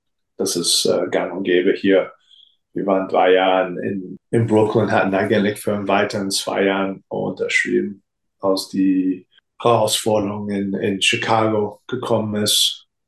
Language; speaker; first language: German; non-native, fluent; English